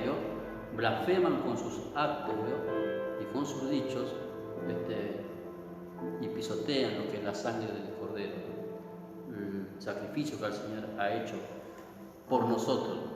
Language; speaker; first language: Spanish; native; Spanish